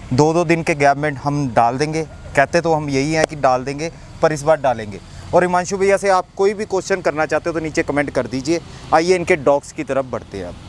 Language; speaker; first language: Hindi; native; Hindi